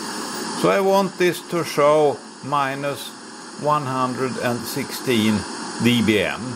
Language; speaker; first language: English; non-native, fluent; Swedish